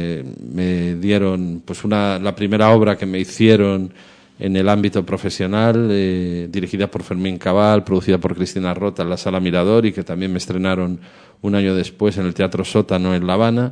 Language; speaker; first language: Spanish; native; Spanish